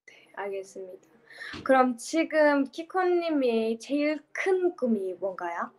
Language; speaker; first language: Korean; non-native, learner; Turkish